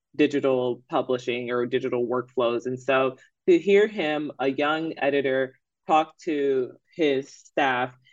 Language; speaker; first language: English; native; English